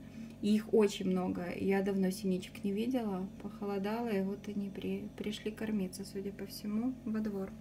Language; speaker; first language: Russian; native; Russian